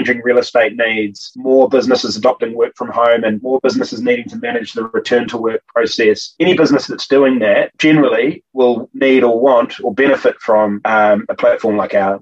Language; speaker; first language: English; native; English